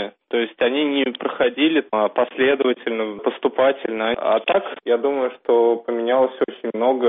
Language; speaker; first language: Russian; native; Russian